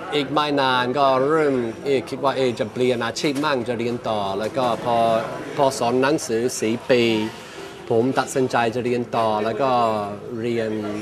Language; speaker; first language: Thai; non-native, fluent; English